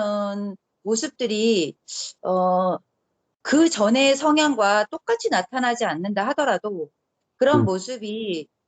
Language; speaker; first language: Korean; native; Korean